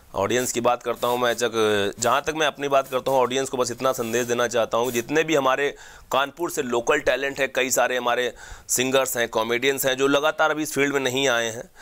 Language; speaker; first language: Hindi; native; Hindi